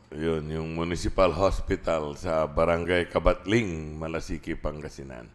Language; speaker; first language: Filipino; non-native, local second language; Pangasinan